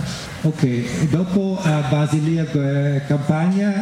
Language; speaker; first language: Italian; non-native, fluent; German